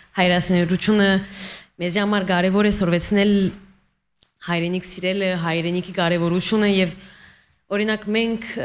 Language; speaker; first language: Armenian; early bilingual, heritage; Armenian